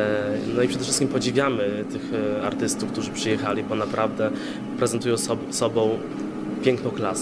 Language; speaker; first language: Polish; early bilingual, other home language; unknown